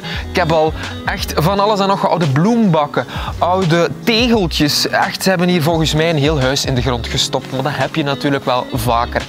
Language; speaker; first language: Dutch; native; Dutch